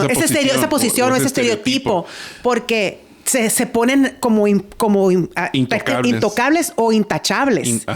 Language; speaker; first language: Spanish; native; Spanish